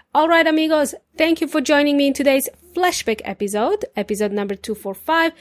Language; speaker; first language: English; non-native, fluent; Serbian